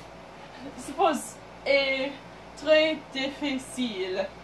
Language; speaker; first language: French; non-native, learner; English